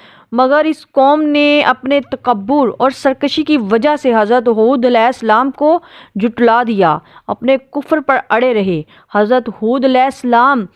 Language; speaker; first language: Urdu; native; Urdu